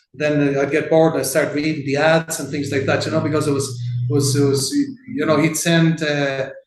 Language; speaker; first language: English; native; English